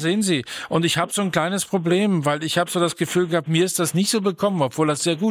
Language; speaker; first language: German; native; German